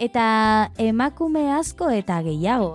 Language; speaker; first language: Basque; non-native, learner; Spanish